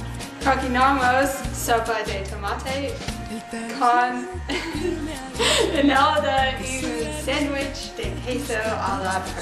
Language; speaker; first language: Spanish; non-native, learner; English